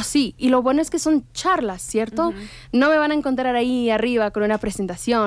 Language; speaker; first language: Spanish; native; Spanish